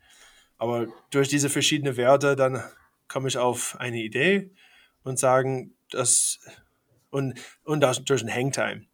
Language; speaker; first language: German; non-native, fluent; English